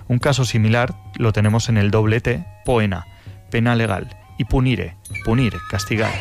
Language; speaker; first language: Spanish; native; Spanish